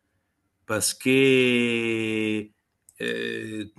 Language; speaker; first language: French; non-native, fluent; Italian